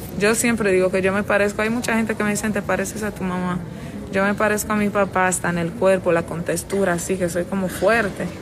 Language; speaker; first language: Spanish; non-native, fluent; Romanian